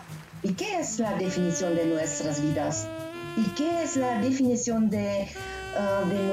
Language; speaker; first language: Spanish; non-native, learner; German